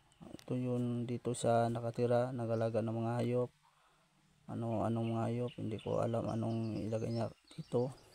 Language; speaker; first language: Filipino; non-native, local second language; Cebuano